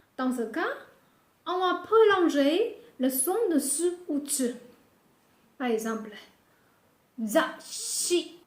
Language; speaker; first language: French; non-native, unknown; Japanese